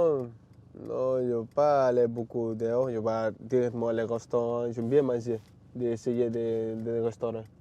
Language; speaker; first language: French; non-native, learner; Spanish